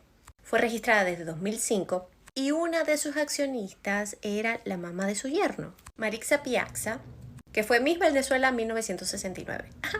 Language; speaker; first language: Spanish; native; Spanish